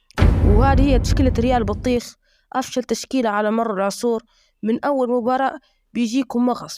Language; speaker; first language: Arabic; native; Arabic